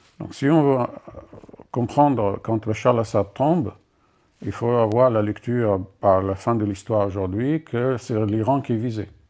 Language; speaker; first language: French; non-native, fluent; Arabic